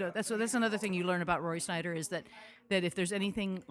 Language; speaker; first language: English; native; English